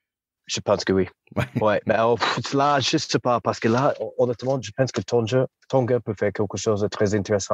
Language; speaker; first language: French; non-native, fluent; English